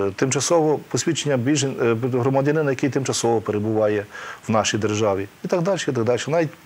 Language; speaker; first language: Ukrainian; native; Ukrainian